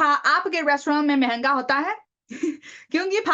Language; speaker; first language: Hindi; non-native, learner; Chinese